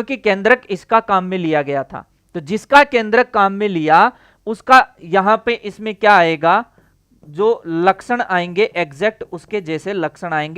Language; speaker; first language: Hindi; native; Hindi